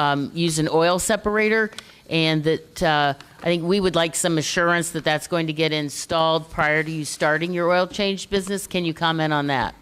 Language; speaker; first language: English; native; English